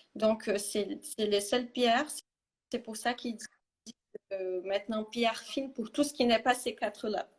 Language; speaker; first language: French; non-native, fluent; Portuguese